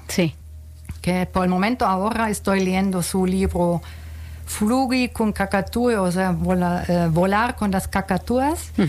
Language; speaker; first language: Spanish; non-native, fluent; German